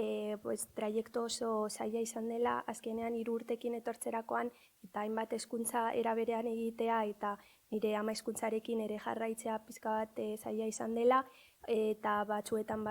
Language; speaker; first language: Basque; early bilingual, other home language; Arabic